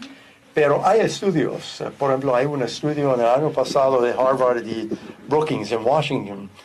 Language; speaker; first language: Spanish; non-native, fluent; English